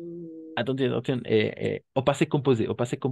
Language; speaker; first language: French; non-native, fluent; Spanish